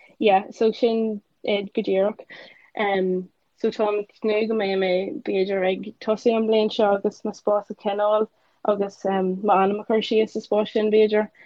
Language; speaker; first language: Irish; non-native, local second language; English